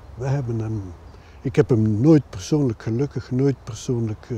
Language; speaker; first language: Dutch; non-native, local second language; French